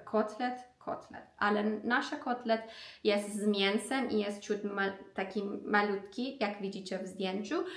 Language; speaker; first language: Polish; non-native, learner; Persian